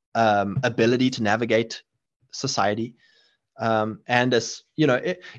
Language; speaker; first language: English; native; English